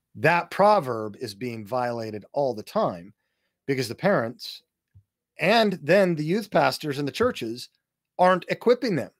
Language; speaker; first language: English; native; English